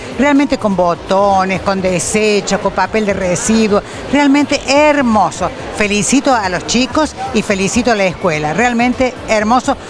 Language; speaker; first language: Spanish; native; Spanish